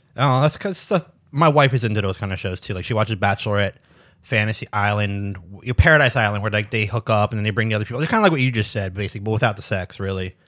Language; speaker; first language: English; early bilingual, other home language; Ukrainian